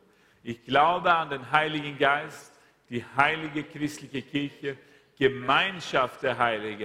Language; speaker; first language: German; non-native, fluent; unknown